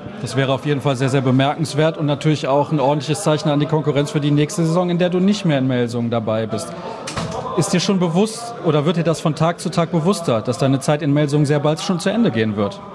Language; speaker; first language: German; native; German